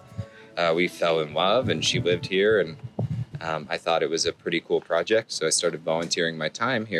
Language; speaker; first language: English; native; English